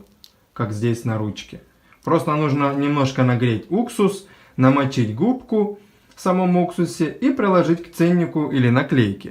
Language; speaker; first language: Russian; native; Russian